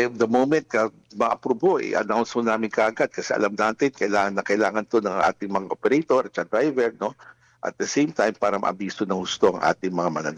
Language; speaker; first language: Filipino; native; Filipino